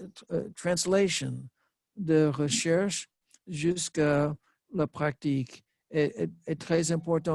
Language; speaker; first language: French; non-native, learner; English